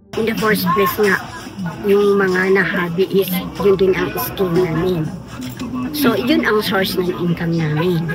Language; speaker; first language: Filipino; non-native, local second language; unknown